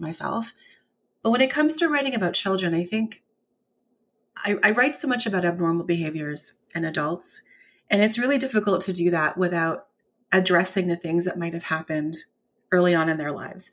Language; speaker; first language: English; native; English